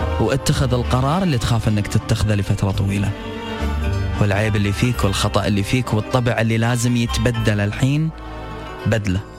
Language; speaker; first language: Arabic; native; Arabic